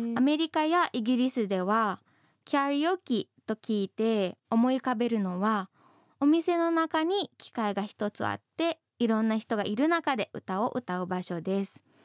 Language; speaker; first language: Japanese; non-native, fluent; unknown